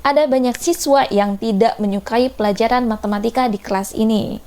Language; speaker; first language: Indonesian; native; Indonesian